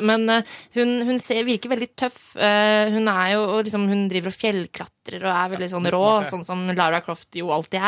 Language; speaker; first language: Norwegian; native; Norwegian